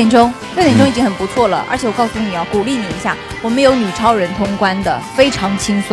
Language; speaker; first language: Chinese; native; Chinese